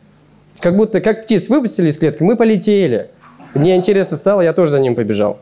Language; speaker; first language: Russian; native; Russian